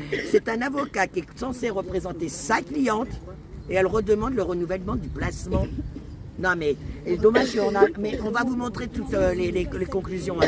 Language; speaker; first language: French; native; French